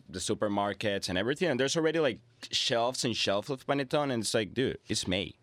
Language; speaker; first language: English; non-native, fluent; Spanish